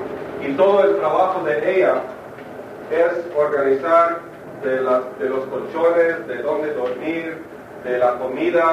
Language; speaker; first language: Spanish; non-native, fluent; English